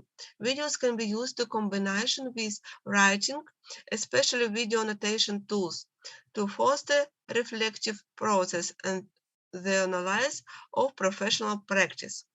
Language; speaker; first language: English; non-native, learner; Russian